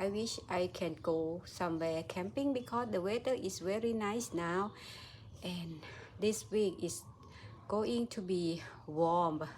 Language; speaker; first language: English; non-native, learner; Thai